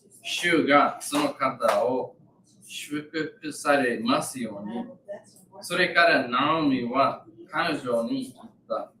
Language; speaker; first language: Japanese; non-native, learner; English